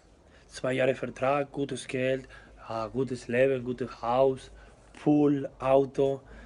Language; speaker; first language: German; non-native, learner; Spanish